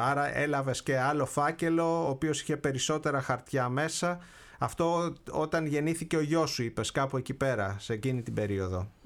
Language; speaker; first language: Greek; native; Greek